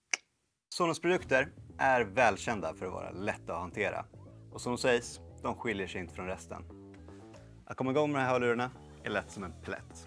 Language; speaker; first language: Swedish; native; Swedish